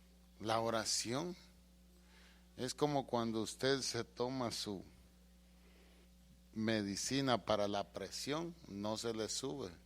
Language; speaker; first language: Spanish; native; Spanish